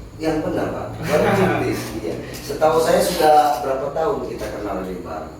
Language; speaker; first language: Indonesian; native; Indonesian